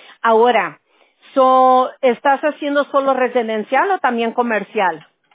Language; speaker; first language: Spanish; early bilingual, other home language; English